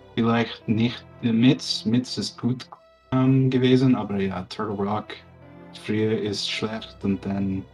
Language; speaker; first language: German; non-native, learner; English